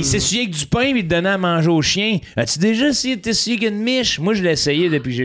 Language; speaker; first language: French; native; French